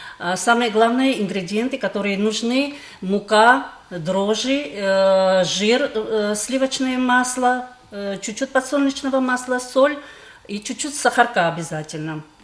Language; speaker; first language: Russian; non-native, local second language; Georgian